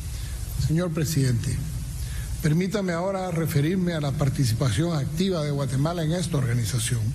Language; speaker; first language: Spanish; native; Spanish